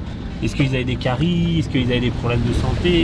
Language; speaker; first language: French; native; French